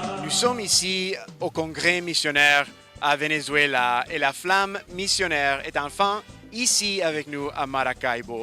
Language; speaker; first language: French; non-native, fluent; English